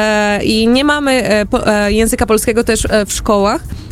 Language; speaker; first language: Polish; early bilingual, heritage; Portuguese